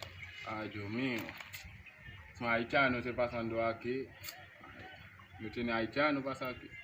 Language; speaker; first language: Spanish; non-native, learner; Haitian Creole